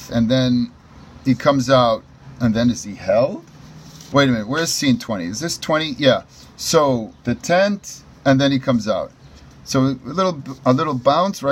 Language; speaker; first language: English; native; English